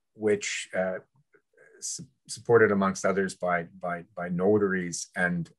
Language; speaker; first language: English; early bilingual, other home language; French